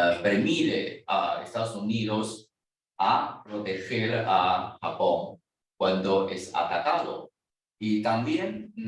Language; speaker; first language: Spanish; non-native, fluent; Chinese